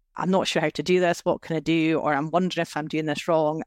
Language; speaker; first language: English; native; English